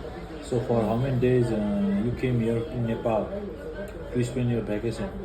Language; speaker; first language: English; non-native, fluent; Nepali